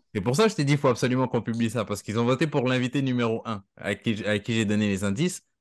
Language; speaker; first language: French; native; French